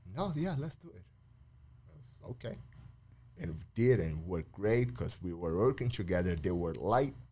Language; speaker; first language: English; non-native, fluent; Portuguese